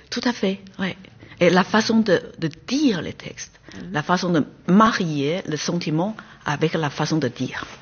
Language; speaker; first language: French; non-native, fluent; Chinese